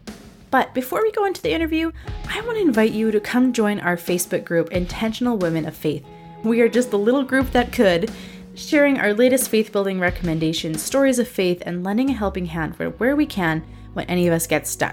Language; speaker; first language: English; native; English